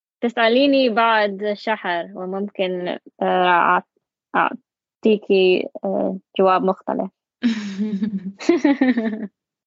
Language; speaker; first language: Arabic; non-native, learner; English